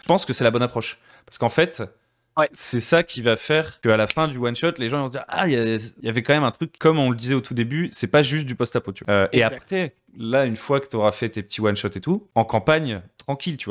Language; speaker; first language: French; native; French